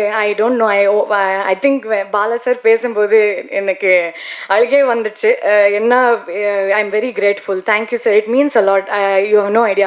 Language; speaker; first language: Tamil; non-native, learner; Kannada